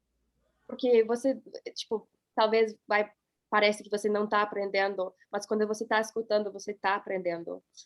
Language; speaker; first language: Portuguese; non-native, fluent; English